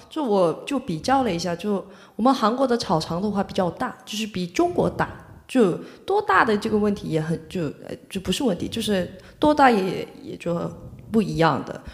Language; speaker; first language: Chinese; non-native, fluent; Korean